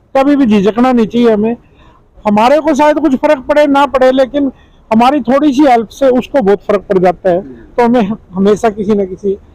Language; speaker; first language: Hindi; non-native, local second language; Punjabi